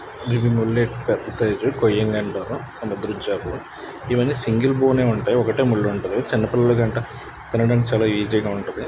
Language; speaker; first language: Telugu; native; Telugu